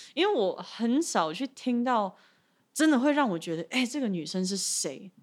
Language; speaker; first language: Chinese; non-native, local second language; Min Nan Chinese